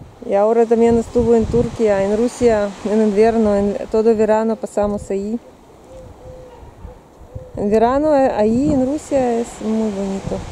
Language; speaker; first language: Spanish; non-native, learner; Russian